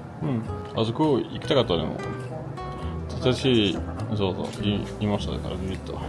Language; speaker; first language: Japanese; non-native, learner; French